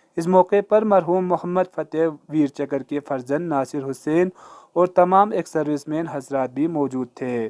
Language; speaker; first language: Urdu; non-native, local second language; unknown